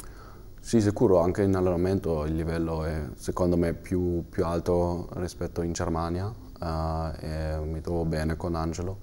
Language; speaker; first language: Italian; non-native, learner; German